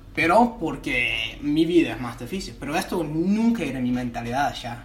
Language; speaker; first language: Spanish; non-native, fluent; English